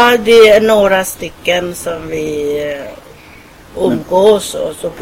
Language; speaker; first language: Swedish; non-native, fluent; Thai